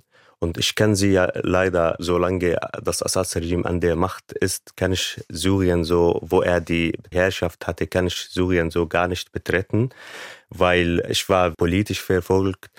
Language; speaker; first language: German; non-native, fluent; Arabic